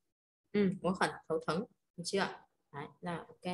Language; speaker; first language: Vietnamese; native; Vietnamese